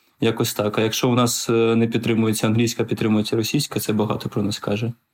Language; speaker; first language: Ukrainian; non-native, local second language; Russian